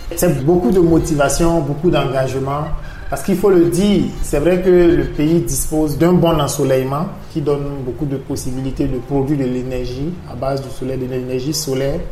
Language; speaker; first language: French; non-native, local second language; Mossi